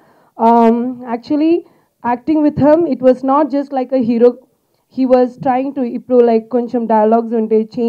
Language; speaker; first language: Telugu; non-native, learner; Malayalam